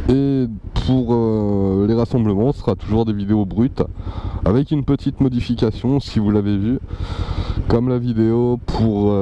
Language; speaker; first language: French; native; French